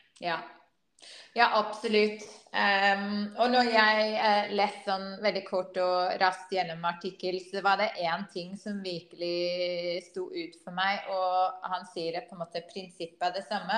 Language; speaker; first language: Norwegian; non-native, fluent; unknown